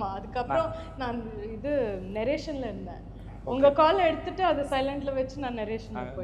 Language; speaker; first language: Tamil; non-native, fluent; Malayalam